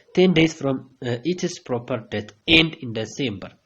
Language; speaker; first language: English; non-native, local second language; Amharic